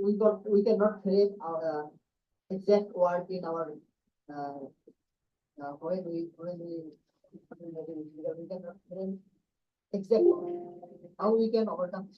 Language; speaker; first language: English; non-native, learner; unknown